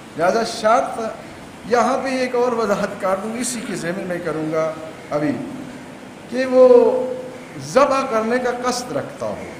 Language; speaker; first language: Urdu; non-native, local second language; Punjabi